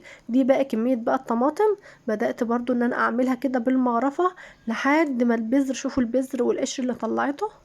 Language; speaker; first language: Arabic; native; Arabic